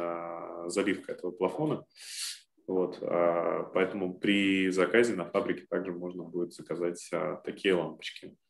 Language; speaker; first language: Russian; native; Russian